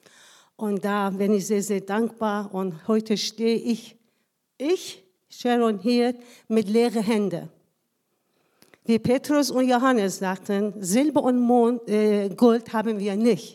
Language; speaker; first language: German; non-native, fluent; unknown